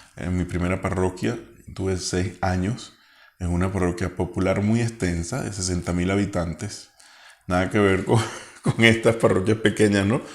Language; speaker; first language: Spanish; native; Spanish